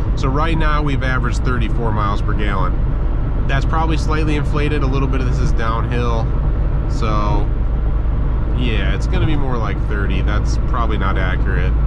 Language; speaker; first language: English; native; English